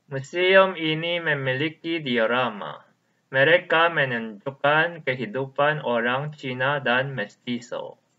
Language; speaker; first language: Indonesian; non-native, learner; Filipino